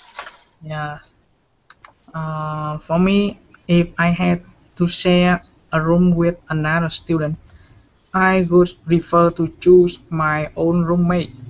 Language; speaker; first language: English; non-native, learner; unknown